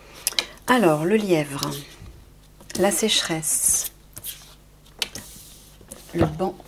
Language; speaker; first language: French; native; French